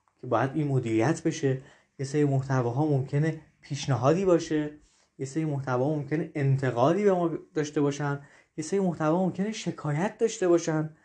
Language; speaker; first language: Persian; native; Persian